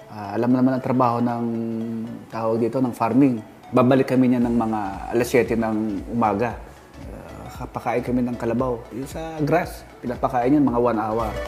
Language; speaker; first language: Filipino; non-native, local second language; Hiligaynon